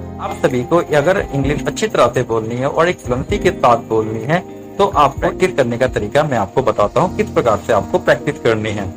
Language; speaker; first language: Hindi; native; Hindi